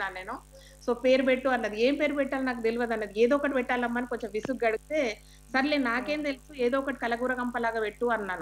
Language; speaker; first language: Telugu; native; Telugu